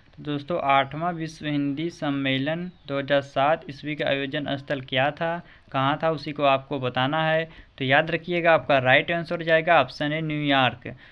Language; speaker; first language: Hindi; native; Hindi